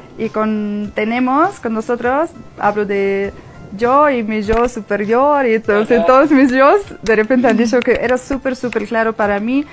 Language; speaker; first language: Spanish; non-native, fluent; German